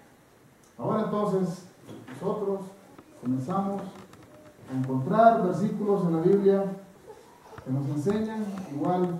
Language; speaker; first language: Spanish; non-native, fluent; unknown